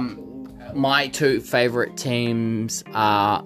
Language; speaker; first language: English; native; English